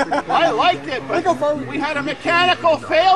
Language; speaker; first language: English; native; English